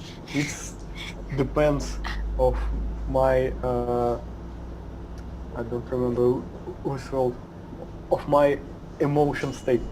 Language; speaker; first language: English; non-native, learner; Russian